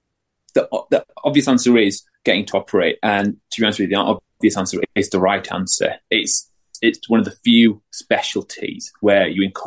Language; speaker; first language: English; native; English